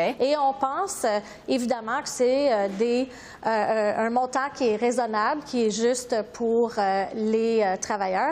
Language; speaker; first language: French; native; French